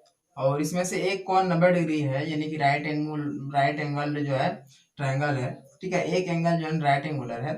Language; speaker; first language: Hindi; native; Hindi